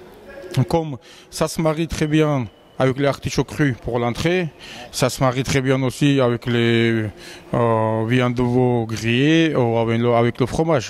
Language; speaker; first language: French; non-native, learner; Georgian